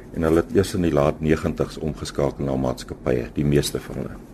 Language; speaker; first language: Afrikaans; native; Afrikaans